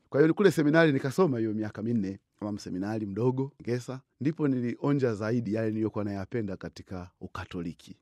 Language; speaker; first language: Swahili; native; Swahili